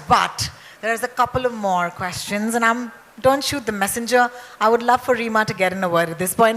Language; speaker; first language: English; non-native, local second language; Hindi